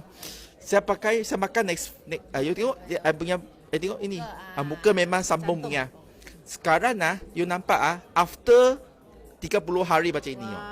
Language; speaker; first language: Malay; non-native, local second language; Chinese